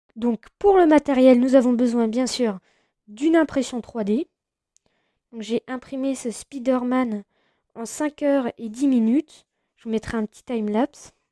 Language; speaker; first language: French; native; French